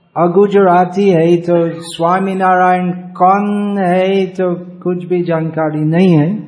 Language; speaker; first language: Hindi; non-native, fluent; English